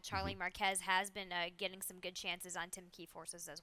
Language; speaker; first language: English; native; English